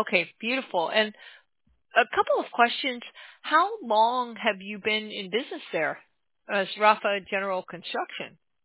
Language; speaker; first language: English; native; English